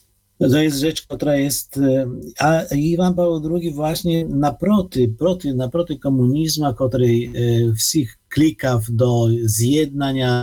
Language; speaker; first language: Polish; non-native, learner; Ukrainian